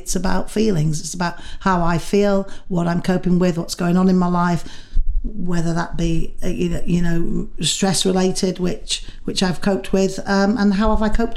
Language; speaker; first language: English; native; English